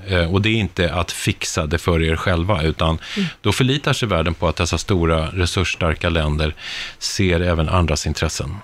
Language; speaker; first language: Swedish; native; Swedish